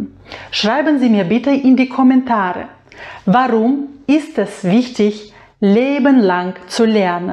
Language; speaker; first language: German; non-native, fluent; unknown